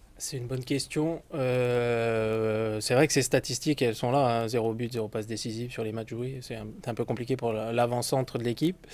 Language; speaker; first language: French; native; French